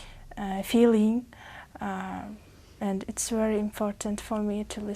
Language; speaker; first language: English; non-native, learner; Uzbek